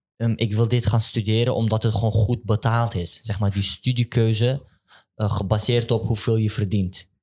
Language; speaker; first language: Dutch; early bilingual, other home language; Turkish